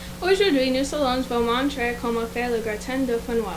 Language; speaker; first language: French; non-native, learner; English